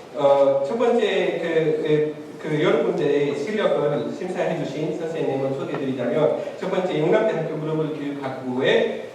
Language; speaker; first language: Korean; non-native, fluent; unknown